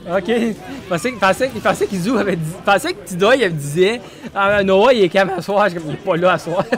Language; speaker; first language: French; native; French